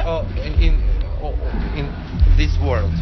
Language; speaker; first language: English; non-native, learner; Russian